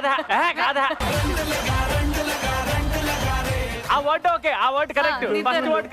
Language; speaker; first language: Telugu; native; Telugu